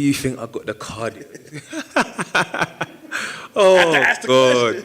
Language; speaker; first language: English; native; English